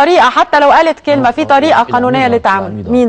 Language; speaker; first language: Arabic; native; Arabic